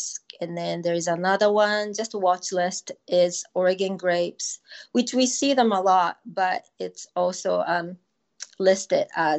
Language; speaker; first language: English; non-native, fluent; Japanese